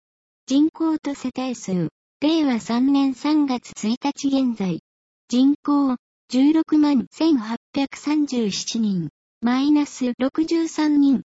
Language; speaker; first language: Japanese; native; Japanese